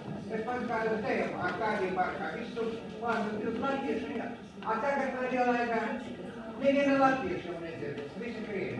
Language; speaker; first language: Latvian; non-native, local second language; Russian